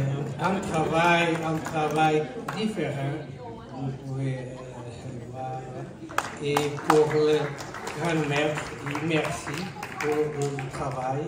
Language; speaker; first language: French; non-native, learner; Portuguese